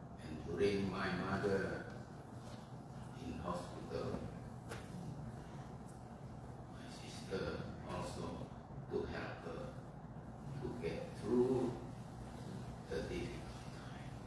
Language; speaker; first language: English; non-native, fluent; Indonesian